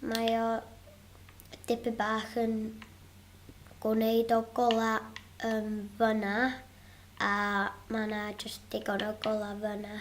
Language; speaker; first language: Welsh; non-native, local second language; English